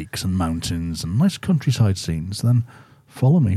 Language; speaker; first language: English; native; English